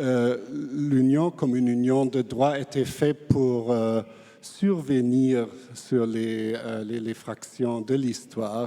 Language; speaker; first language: French; non-native, fluent; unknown